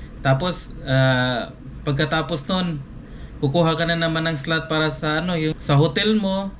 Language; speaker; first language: Filipino; non-native, local second language; Cebuano